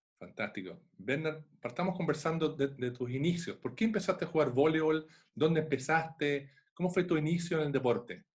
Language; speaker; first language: Spanish; native; Spanish